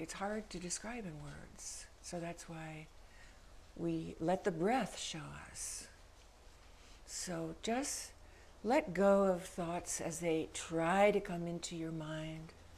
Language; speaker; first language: English; native; English